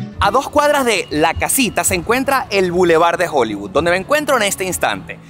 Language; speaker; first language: Spanish; native; Spanish